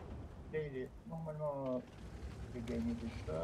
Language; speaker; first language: French; non-native, learner; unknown